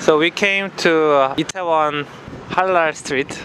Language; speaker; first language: English; non-native, local second language; Korean